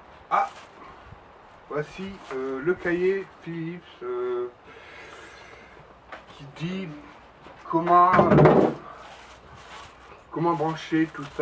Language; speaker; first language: French; native; French